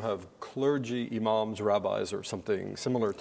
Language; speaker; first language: English; native; English